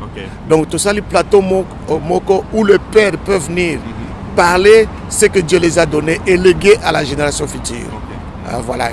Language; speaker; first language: French; non-native, local second language; Lingala